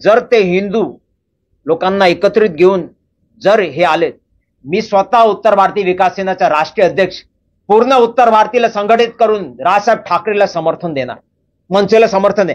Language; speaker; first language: Marathi; non-native, local second language; Hindi